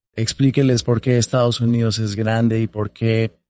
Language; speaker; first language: Spanish; native; Spanish